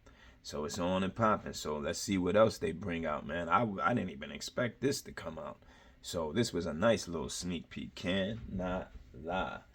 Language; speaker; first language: English; native; English